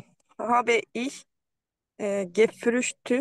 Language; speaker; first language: German; non-native, learner; Turkish